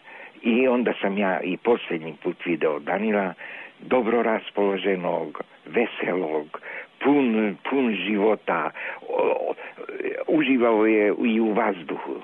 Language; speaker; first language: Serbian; non-native, local second language; Hungarian